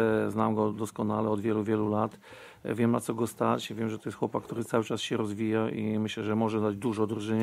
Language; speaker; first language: Polish; native; Polish